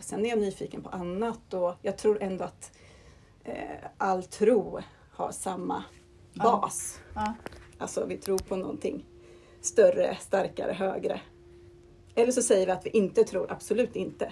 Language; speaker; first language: Swedish; native; Swedish